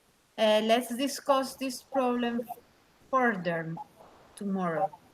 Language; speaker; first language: English; non-native, learner; Spanish